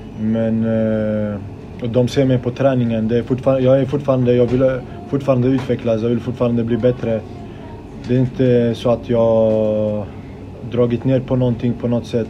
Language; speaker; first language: Swedish; early bilingual, other home language; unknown